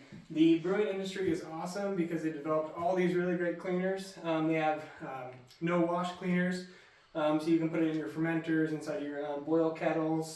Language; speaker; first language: English; native; English